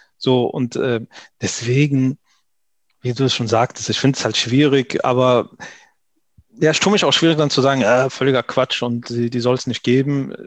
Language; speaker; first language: German; early bilingual, other home language; Arabic